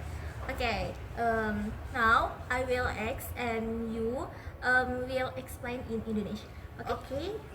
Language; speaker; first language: English; non-native, learner; Indonesian